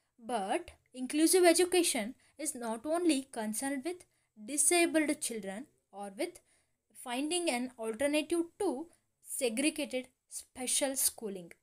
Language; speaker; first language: English; non-native, local second language; Kannada